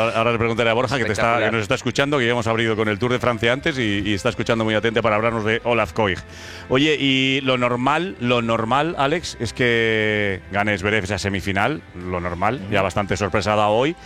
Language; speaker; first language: Spanish; native; Spanish